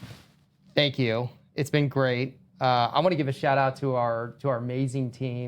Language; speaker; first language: English; native; English